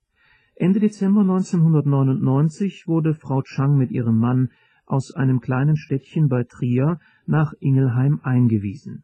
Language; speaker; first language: German; native; German